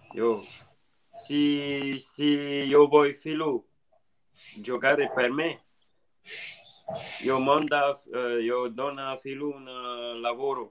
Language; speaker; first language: Italian; non-native, learner; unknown